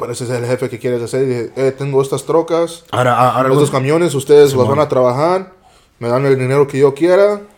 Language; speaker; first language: Spanish; early bilingual, heritage; Spanish